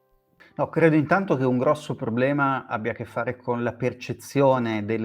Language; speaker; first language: Italian; native; Italian